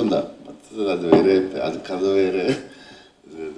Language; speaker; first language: Tamil; non-native, learner; Telugu